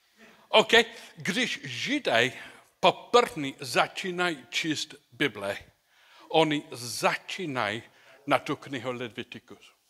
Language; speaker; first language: Czech; non-native, learner; English